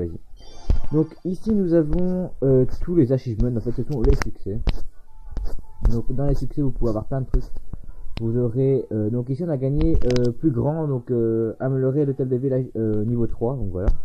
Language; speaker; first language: French; native; French